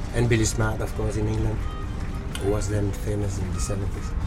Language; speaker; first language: English; early bilingual, other home language; French